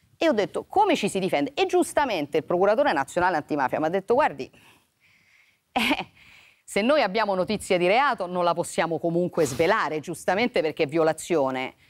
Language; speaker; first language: Italian; native; Italian